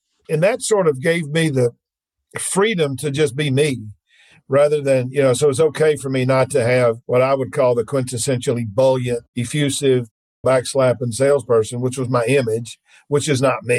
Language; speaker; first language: English; native; English